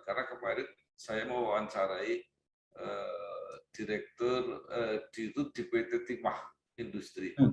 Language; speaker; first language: Indonesian; native; Indonesian